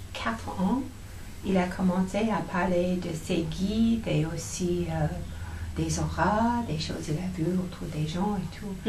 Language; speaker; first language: French; non-native, fluent; English